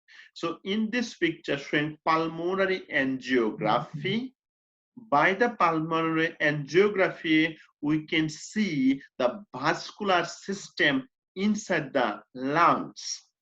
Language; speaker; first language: English; non-native, fluent; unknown